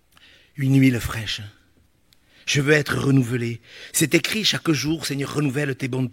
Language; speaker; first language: French; native; French